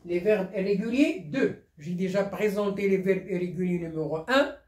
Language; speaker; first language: French; non-native, local second language; Arabic